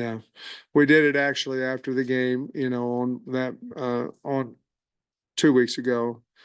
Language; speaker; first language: English; native; English